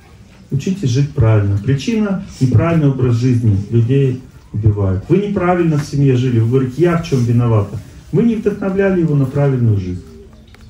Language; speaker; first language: Russian; native; Russian